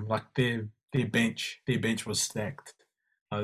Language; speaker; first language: English; native; English